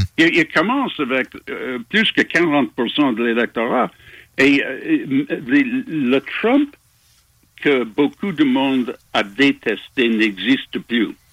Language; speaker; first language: French; non-native, fluent; English